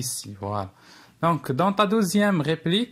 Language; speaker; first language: French; non-native, local second language; Arabic